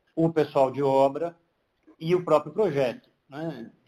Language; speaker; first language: Portuguese; native; Portuguese